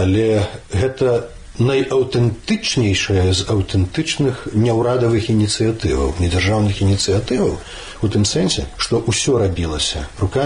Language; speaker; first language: Belarusian; native; Belarusian